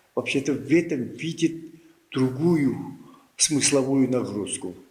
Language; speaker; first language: Russian; non-native, local second language; Kazakh